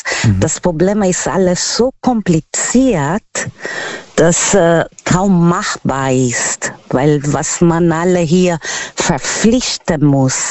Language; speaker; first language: German; non-native, learner; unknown